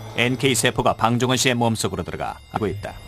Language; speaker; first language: Korean; native; Korean